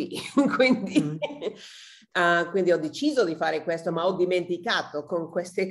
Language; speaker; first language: Italian; non-native, fluent; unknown